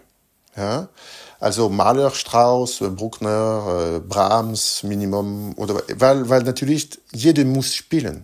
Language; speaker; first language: German; non-native, fluent; French